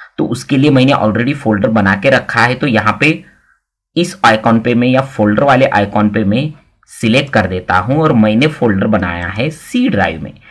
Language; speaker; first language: Hindi; non-native, local second language; Marathi